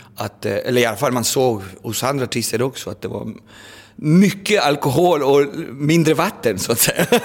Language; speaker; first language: Swedish; early bilingual, other home language; Spanish